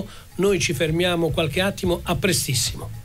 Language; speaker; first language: Italian; native; Italian